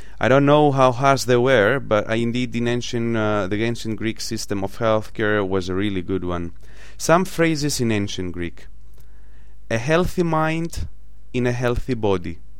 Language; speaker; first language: English; non-native, fluent; Greek